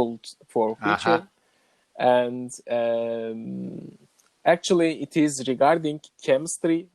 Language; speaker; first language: English; non-native, learner; Turkish